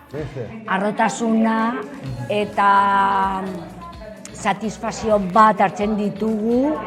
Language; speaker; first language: Basque; non-native, local second language; Spanish